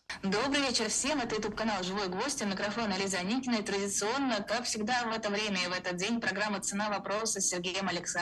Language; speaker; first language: Russian; native; Russian